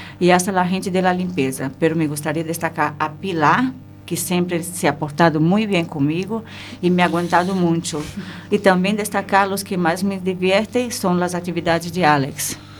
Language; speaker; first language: Spanish; non-native, fluent; Portuguese